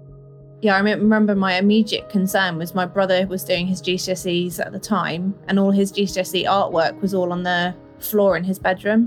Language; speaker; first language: English; native; English